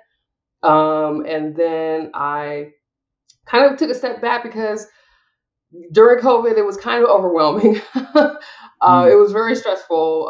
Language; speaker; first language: English; native; English